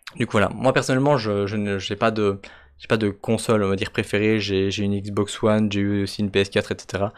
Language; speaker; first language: French; native; French